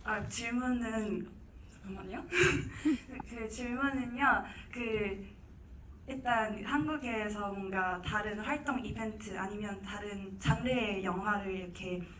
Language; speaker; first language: Korean; non-native, fluent; Cantonese